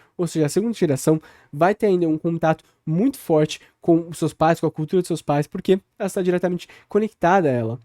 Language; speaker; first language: Portuguese; native; Portuguese